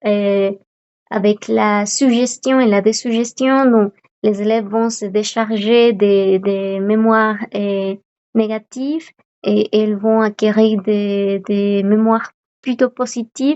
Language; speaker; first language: French; non-native, fluent; Spanish